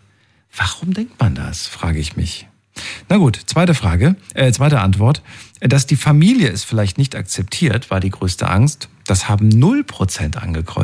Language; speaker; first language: German; native; German